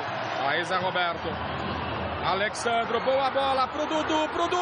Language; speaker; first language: Portuguese; native; Portuguese